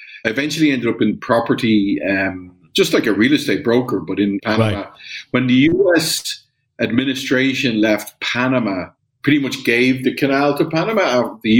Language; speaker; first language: English; native; English